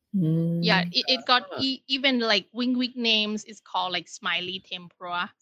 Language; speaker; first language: English; non-native, fluent; Thai